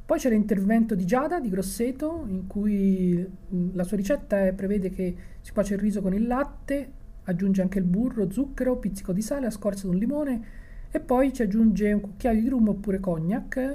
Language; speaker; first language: Italian; native; Italian